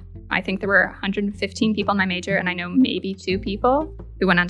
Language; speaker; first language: English; native; English